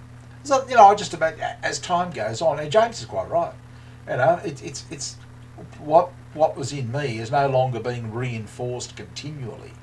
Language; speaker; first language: English; native; English